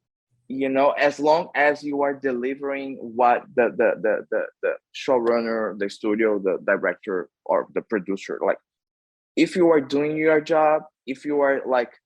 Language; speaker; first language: English; non-native, fluent; Portuguese